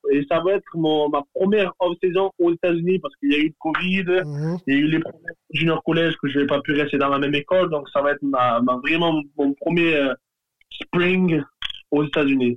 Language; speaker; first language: French; native; French